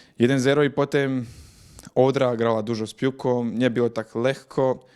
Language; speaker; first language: Polish; non-native, learner; Croatian